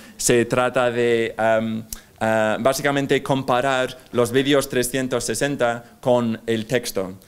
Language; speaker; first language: Spanish; non-native, fluent; English